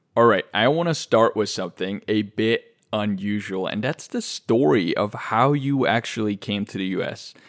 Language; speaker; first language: English; native; English